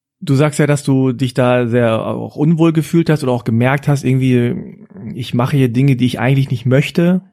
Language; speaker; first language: German; native; German